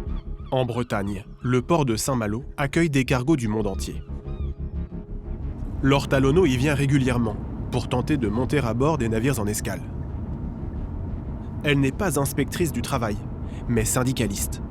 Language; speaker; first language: French; native; French